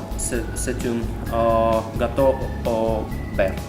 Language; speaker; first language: French; non-native, fluent; Russian